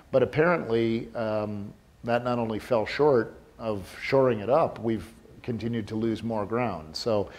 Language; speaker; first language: English; native; English